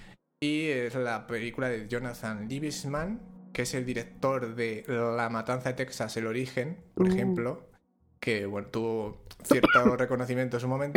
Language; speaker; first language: Spanish; native; Spanish